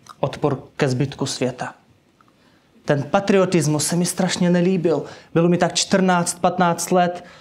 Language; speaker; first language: Czech; non-native, fluent; Russian